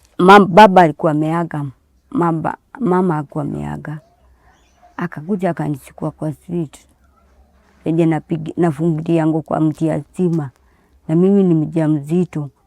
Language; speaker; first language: Swahili; native; Swahili